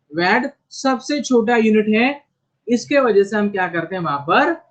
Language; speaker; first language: Hindi; non-native, local second language; Marathi